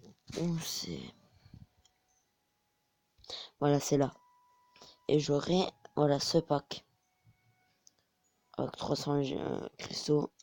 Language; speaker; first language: French; native; French